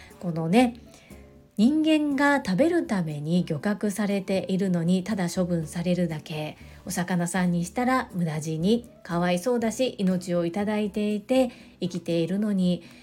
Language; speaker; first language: Japanese; native; Japanese